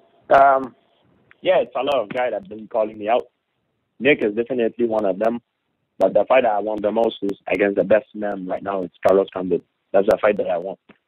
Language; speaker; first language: English; non-native, fluent; French